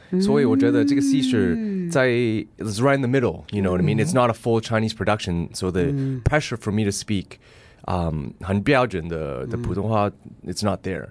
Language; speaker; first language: English; early bilingual, other home language; Chinese